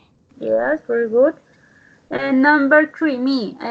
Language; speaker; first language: English; non-native, learner; Spanish